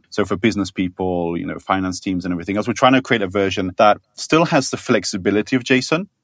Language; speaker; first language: English; native; English